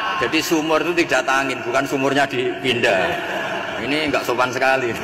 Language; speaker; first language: Indonesian; non-native, local second language; Javanese